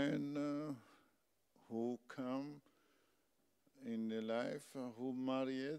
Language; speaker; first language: English; non-native, learner; French